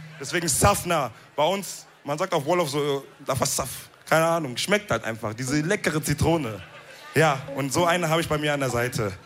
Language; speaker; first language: German; early bilingual, other home language; Wolof